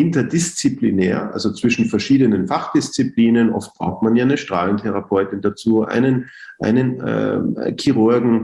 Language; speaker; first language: German; native; German